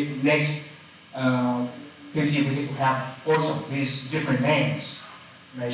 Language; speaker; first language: English; non-native, fluent; Chinese